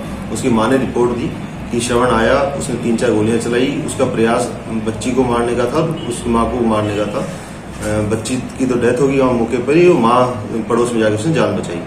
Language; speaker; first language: Hindi; native; Hindi